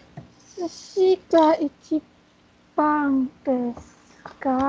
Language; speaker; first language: Japanese; non-native, learner; Chinese